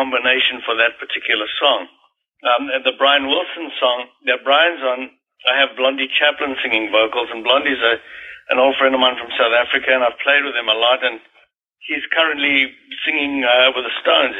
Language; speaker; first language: English; native; English